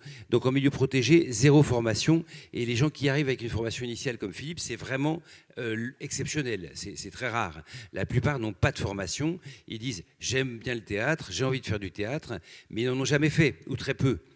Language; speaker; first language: French; native; French